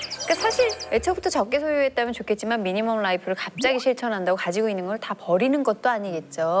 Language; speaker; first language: Korean; native; Korean